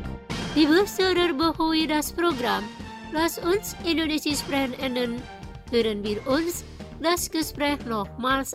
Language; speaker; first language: German; non-native, fluent; Indonesian